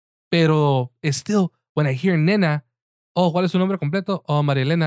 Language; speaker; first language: Spanish; early bilingual, heritage; Spanish